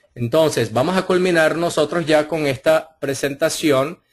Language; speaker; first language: Spanish; early bilingual, heritage; Spanish